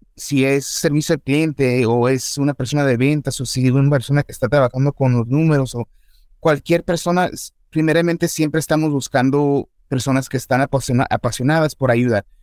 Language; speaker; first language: Spanish; early bilingual, heritage; Spanish